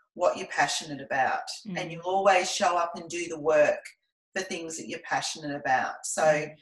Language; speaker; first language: English; native; English